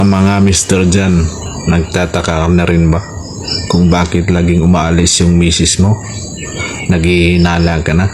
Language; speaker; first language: Filipino; native; Filipino